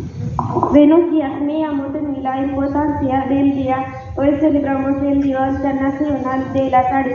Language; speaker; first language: Spanish; non-native, learner; Marathi